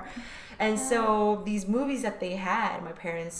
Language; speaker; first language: English; early bilingual, other home language; Korean